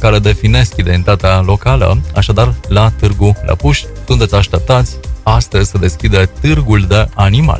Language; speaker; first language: Romanian; native; Romanian